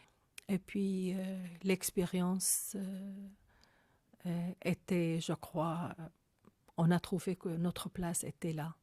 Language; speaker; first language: French; non-native, fluent; Arabic